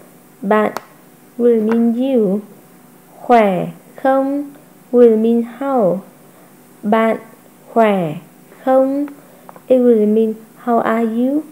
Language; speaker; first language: English; non-native, fluent; Vietnamese